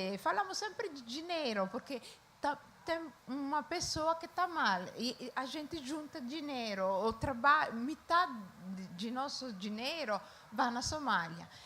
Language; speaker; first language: Portuguese; non-native, fluent; Italian